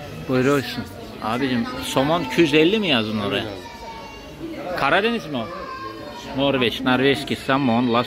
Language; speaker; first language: Turkish; non-native, learner; Russian